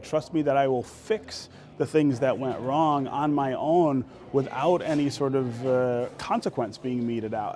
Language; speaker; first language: English; native; English